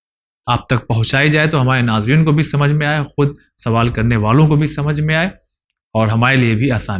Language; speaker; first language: Urdu; native; Urdu